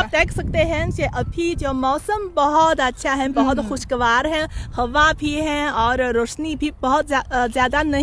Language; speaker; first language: Hindi; non-native, fluent; Chinese